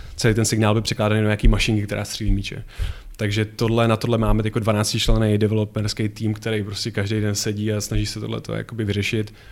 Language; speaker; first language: Czech; native; Czech